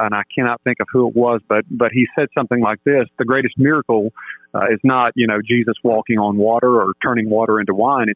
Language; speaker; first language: English; native; English